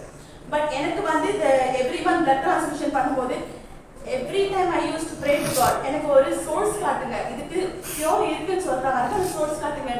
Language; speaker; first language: Tamil; native; Tamil